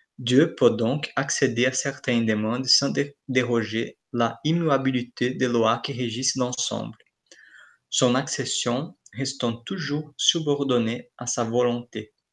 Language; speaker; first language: French; non-native, fluent; Portuguese